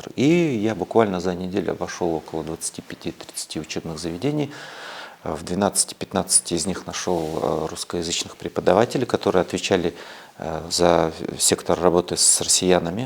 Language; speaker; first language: Russian; native; Russian